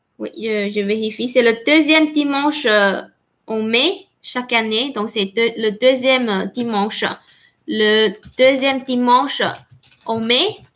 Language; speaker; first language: French; non-native, fluent; Chinese